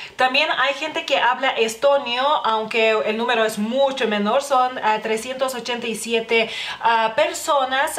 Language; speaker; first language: Spanish; non-native, fluent; Lithuanian